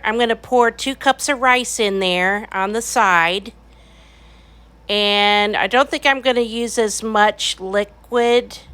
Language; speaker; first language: English; native; English